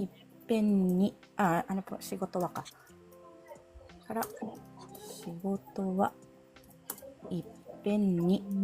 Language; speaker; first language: Japanese; non-native, fluent; Filipino